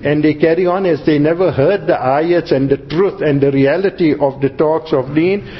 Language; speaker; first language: English; native; English